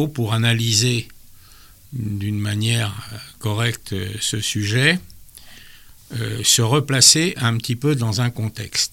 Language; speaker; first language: French; native; French